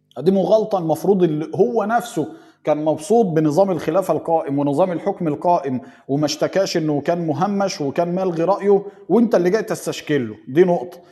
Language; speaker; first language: Arabic; native; Arabic